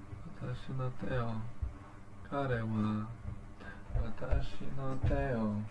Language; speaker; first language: Japanese; non-native, learner; English